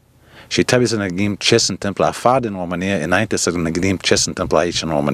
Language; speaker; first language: Romanian; early bilingual, heritage; Romanian